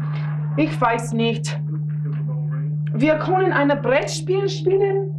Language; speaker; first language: German; non-native, learner; English